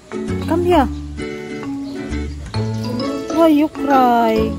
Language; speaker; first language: English; non-native, local second language; Malay